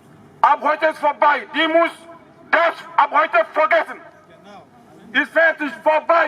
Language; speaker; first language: German; non-native, learner; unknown